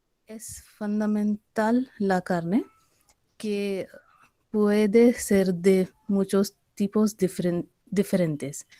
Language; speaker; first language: Spanish; non-native, learner; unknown